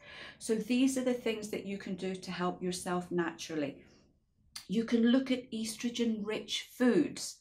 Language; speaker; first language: English; native; English